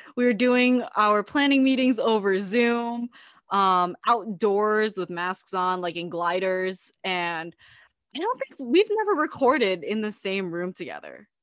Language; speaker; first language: English; early bilingual, other home language; Filipino